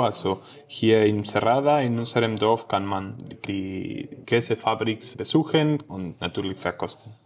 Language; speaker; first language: German; non-native, fluent; Spanish